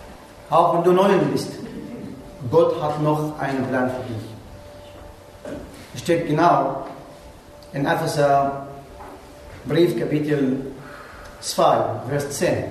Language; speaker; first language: German; non-native, learner; Arabic